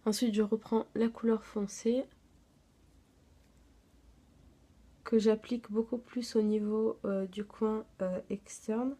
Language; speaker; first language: French; native; French